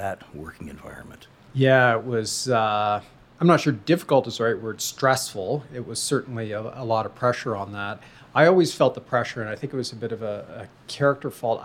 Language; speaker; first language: English; native; English